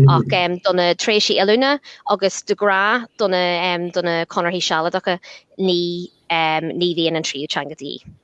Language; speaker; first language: Irish; non-native, local second language; English